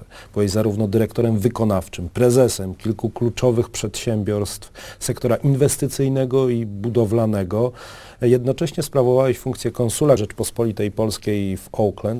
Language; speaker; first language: Polish; native; Polish